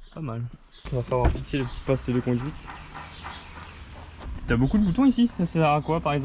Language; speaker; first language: French; native; French